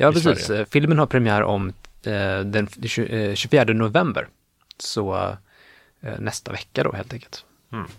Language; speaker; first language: Swedish; native; Swedish